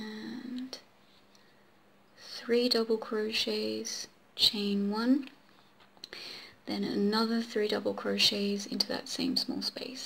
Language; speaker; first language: English; native; English